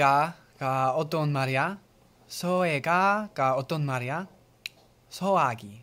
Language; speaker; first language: Korean; non-native, learner; English